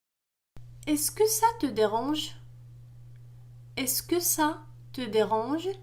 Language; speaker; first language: French; non-native, local second language; Arabic